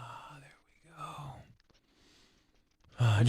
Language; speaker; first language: English; native; English